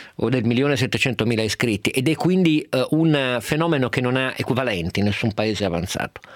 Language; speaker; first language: Italian; native; Italian